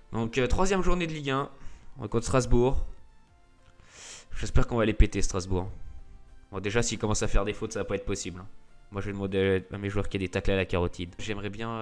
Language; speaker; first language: French; native; French